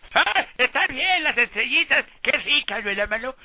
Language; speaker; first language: Spanish; native; Spanish